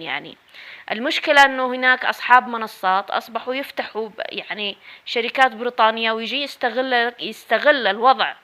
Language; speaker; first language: Arabic; native; Arabic